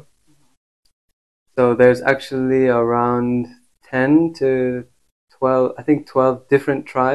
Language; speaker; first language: English; native; English